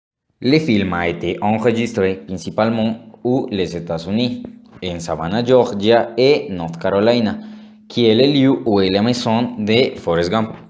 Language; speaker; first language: French; non-native, learner; Spanish